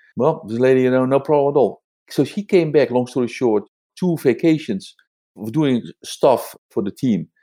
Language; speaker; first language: English; non-native, fluent; Dutch